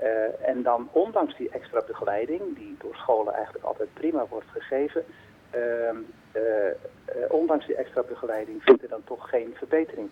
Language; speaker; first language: Dutch; native; Dutch